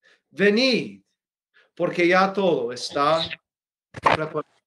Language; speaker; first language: Spanish; non-native, fluent; English